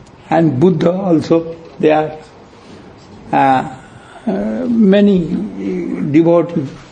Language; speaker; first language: English; non-native, local second language; Bangla